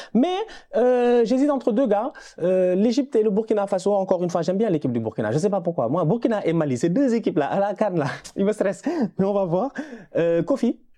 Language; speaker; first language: French; non-native, local second language; Wolof